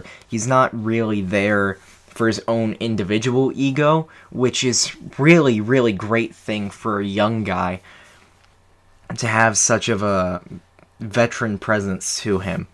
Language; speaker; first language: English; native; English